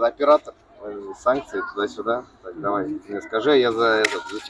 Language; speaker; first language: Russian; native; Russian